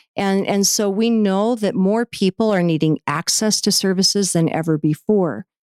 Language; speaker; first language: English; native; English